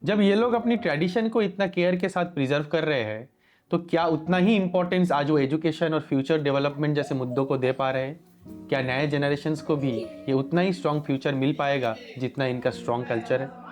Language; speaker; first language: Hindi; native; Hindi